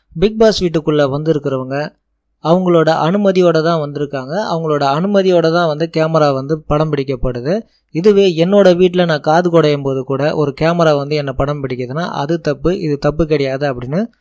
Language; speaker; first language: Tamil; native; Tamil